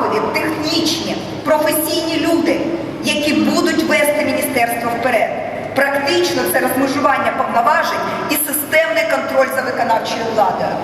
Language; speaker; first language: Ukrainian; non-native, local second language; Russian